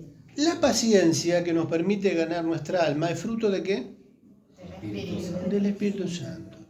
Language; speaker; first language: Spanish; native; Spanish